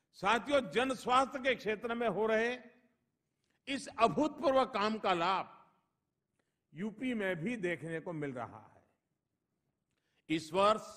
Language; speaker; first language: Hindi; non-native, local second language; Gujarati